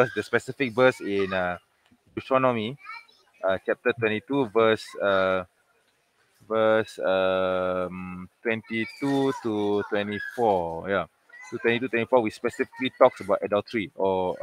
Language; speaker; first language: English; non-native, local second language; Malay